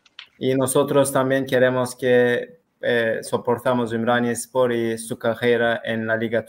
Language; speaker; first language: Spanish; non-native, learner; Turkish